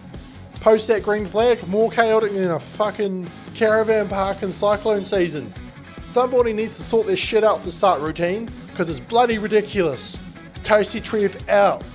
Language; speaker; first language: English; native; English